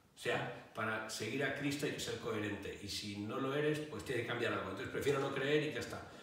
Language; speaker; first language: Spanish; native; Spanish